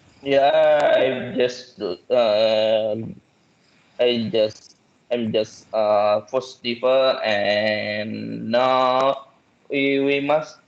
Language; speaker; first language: English; non-native, learner; Indonesian